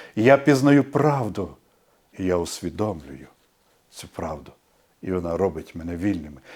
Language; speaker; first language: Ukrainian; native; Ukrainian